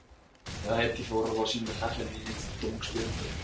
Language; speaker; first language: German; native; German